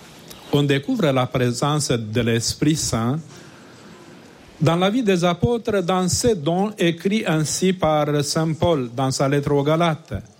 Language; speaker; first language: French; native; French